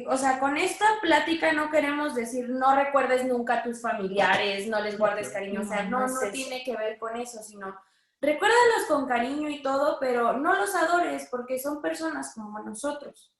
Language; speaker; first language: Spanish; native; Spanish